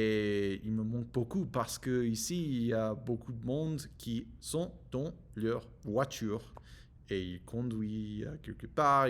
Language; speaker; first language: French; non-native, learner; English